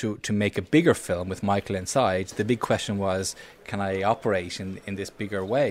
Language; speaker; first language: English; native; English